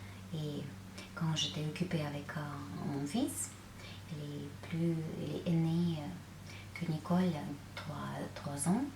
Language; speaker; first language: French; non-native, fluent; Russian